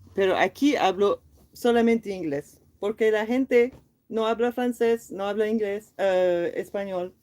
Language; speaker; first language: Spanish; non-native, learner; English